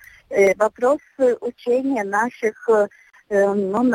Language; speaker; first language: Russian; non-native, local second language; Latvian